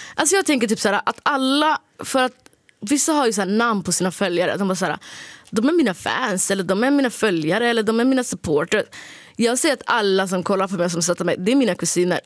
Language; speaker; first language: Swedish; early bilingual, other home language; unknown